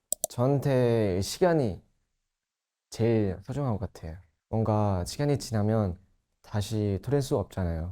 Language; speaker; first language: Korean; non-native, local second language; Thai